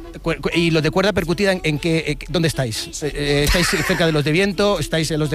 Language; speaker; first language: Spanish; native; Spanish